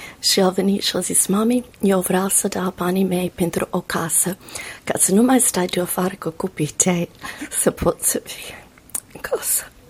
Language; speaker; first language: Romanian; non-native, fluent; English